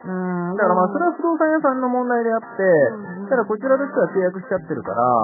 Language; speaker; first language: Japanese; native; Japanese